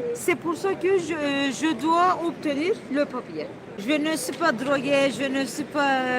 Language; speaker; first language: French; non-native, learner; Turkish